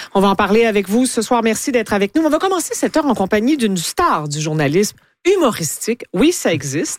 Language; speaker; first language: French; native; French